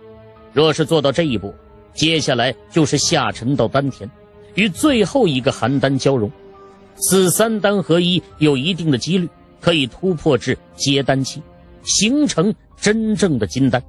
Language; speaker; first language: Chinese; native; Chinese